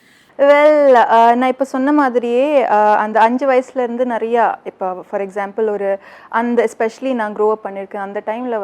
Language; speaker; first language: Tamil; early bilingual, heritage; Tamil